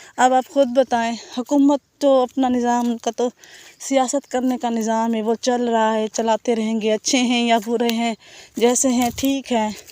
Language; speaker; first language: Urdu; non-native, local second language; Saraiki